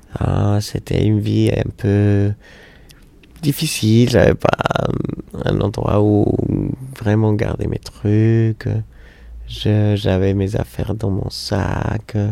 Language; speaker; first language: French; non-native, fluent; Spanish